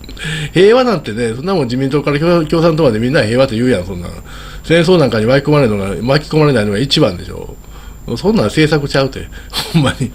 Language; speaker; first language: Japanese; native; Japanese